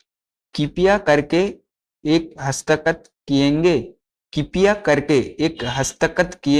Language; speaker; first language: Hindi; non-native, local second language; Bangla